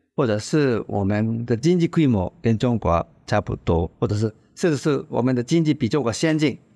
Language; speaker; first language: Chinese; non-native, fluent; Japanese